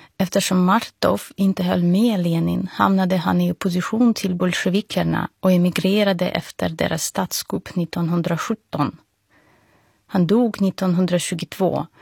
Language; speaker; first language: Swedish; non-native, fluent; Russian